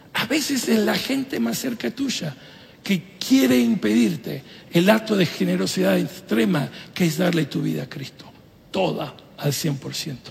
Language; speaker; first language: Spanish; native; Spanish